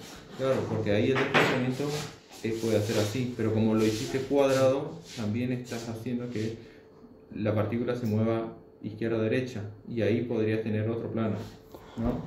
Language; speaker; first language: Spanish; native; Spanish